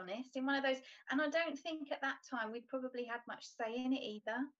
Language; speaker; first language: English; native; English